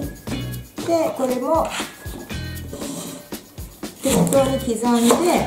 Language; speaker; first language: Japanese; native; Japanese